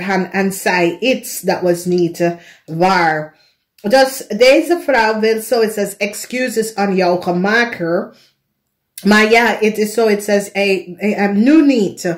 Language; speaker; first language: Dutch; non-native, learner; English